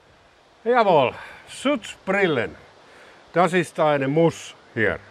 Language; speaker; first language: German; non-native, learner; Finnish